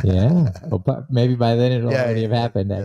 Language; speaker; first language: English; native; English